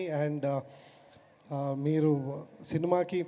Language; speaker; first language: Telugu; non-native, fluent; Kannada